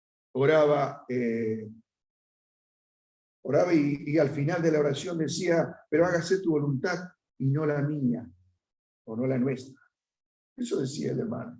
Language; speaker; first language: Spanish; native; Spanish